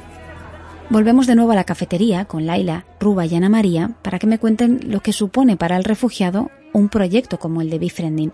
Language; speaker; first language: Spanish; native; Spanish